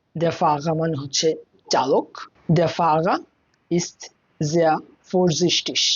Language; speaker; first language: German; non-native, fluent; Bangla